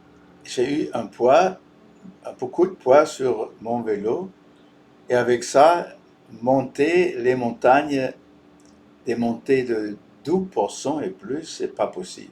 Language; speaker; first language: French; non-native, fluent; German